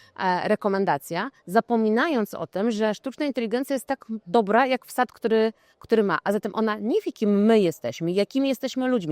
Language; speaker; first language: Polish; native; Polish